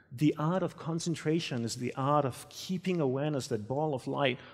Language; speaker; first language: English; native; English